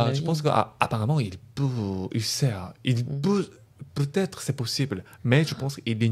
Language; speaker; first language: French; non-native, learner; Korean